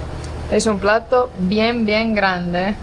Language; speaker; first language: Spanish; non-native, fluent; Estonian